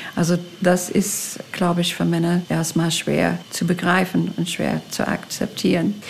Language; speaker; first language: German; non-native, fluent; English